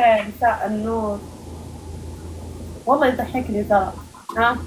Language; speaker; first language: Arabic; native; Arabic